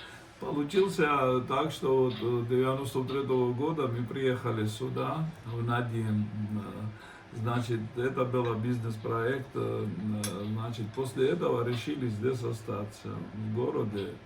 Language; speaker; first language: Russian; non-native, fluent; Georgian